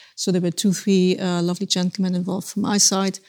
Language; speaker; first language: English; non-native, fluent; German